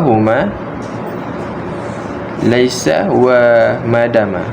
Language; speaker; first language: Arabic; non-native, learner; Malay